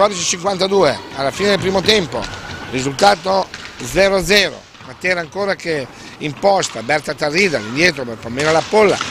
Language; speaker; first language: Italian; native; Italian